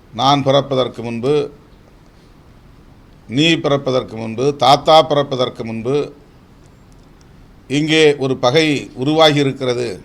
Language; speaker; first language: Tamil; native; Tamil